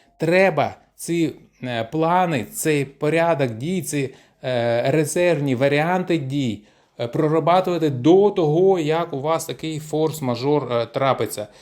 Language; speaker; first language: Ukrainian; non-native, local second language; Russian